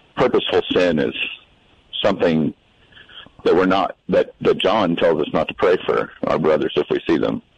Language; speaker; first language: English; native; English